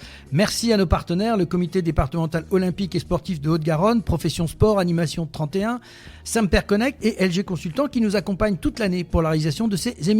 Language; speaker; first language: French; native; French